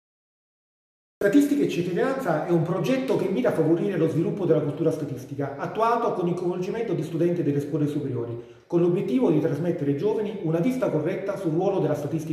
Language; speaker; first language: Italian; native; Italian